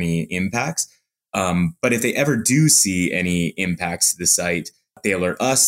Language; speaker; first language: English; native; English